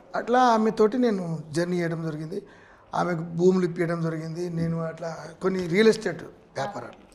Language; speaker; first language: Telugu; native; Telugu